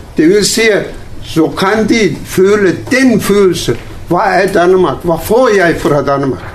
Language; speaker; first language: Danish; non-native, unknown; Turkish